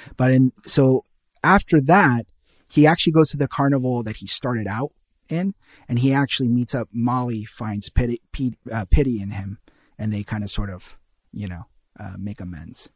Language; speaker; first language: English; early bilingual, heritage; Spanish